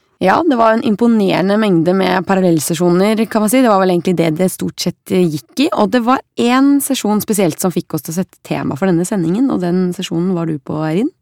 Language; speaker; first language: Norwegian; native; Norwegian